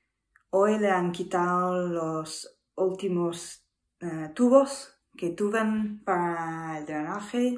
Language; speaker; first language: Spanish; non-native, learner; English